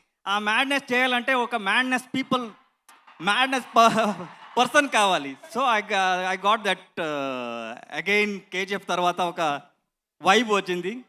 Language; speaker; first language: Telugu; non-native, local second language; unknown